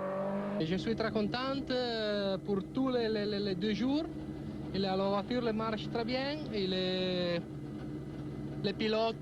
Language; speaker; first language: French; non-native, learner; Italian